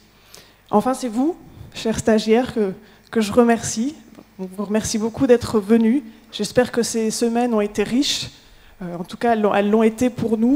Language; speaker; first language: French; native; French